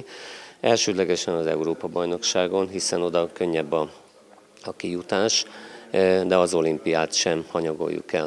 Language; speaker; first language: Hungarian; native; Hungarian